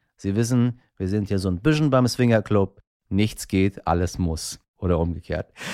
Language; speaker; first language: German; early bilingual, other home language; Persian